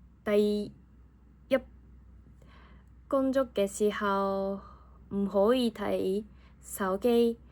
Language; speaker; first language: Cantonese; non-native, fluent; Japanese